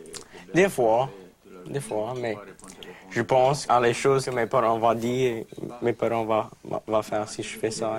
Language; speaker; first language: French; non-native, local second language; English